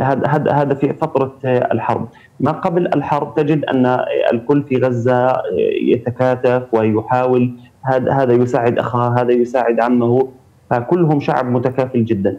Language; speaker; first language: Arabic; native; Arabic